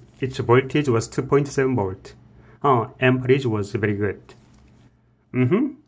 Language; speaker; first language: English; non-native, learner; Korean